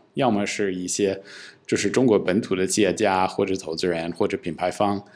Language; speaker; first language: Chinese; non-native, fluent; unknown